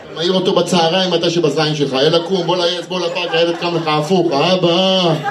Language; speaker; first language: Hebrew; native; Hebrew